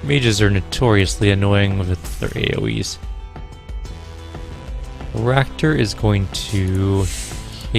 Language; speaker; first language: English; native; English